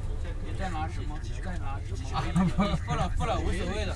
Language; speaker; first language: Chinese; native; Chinese